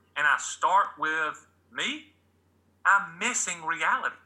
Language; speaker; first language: English; native; English